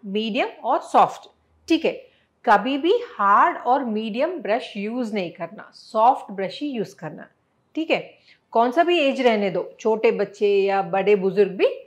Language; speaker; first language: Hindi; non-native, local second language; Telugu